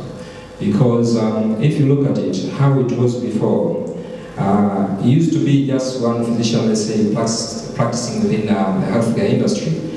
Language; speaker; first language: English; non-native, local second language; Swahili